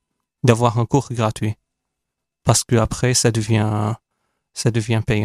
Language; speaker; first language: French; non-native, fluent; Arabic